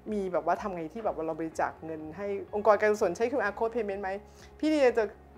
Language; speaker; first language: Thai; native; Thai